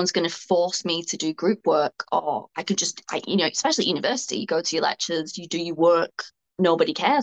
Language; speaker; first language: English; native; English